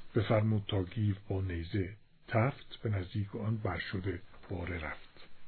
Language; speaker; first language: Persian; native; Persian